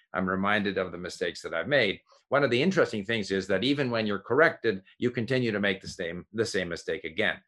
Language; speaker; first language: English; native; English